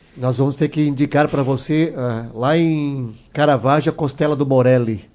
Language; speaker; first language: Portuguese; native; Portuguese